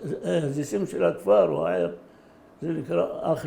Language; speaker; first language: Hebrew; early bilingual, other home language; Arabic